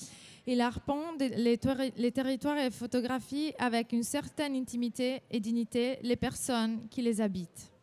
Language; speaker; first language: French; non-native, fluent; Italian